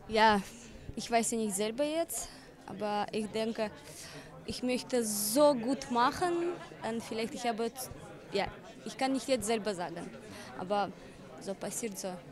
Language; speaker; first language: German; non-native, learner; Russian